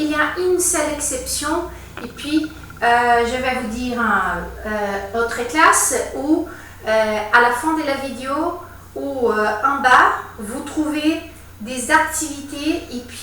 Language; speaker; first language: French; non-native, fluent; Portuguese